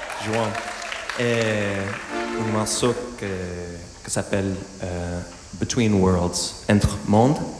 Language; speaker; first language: French; non-native, learner; English